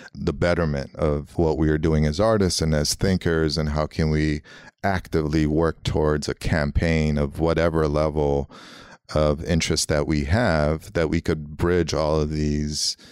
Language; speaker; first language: English; early bilingual, other home language; Armenian